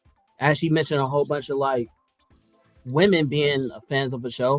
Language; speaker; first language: English; native; English